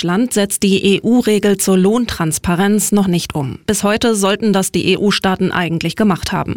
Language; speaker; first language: German; native; German